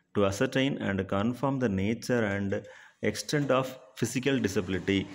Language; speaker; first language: English; non-native, local second language; Tamil